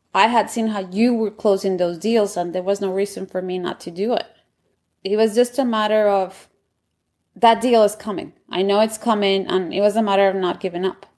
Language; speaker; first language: English; non-native, fluent; Spanish